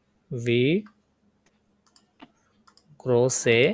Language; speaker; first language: German; non-native, fluent; Bangla